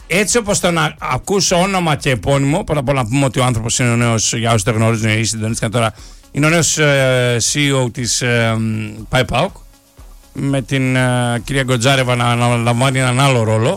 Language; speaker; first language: Greek; native; Greek